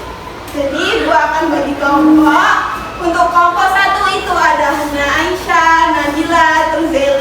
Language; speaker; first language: Indonesian; native; Indonesian